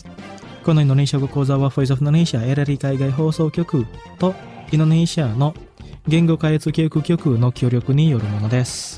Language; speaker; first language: Japanese; non-native, fluent; Indonesian